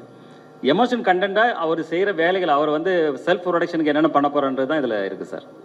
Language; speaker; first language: Tamil; native; Tamil